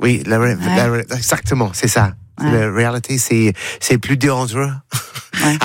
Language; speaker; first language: French; non-native, learner; English